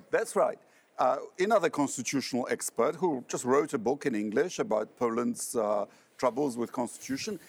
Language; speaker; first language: English; non-native, fluent; Polish